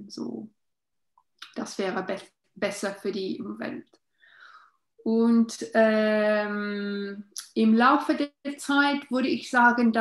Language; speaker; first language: German; non-native, learner; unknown